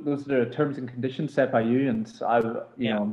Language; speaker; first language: English; native; English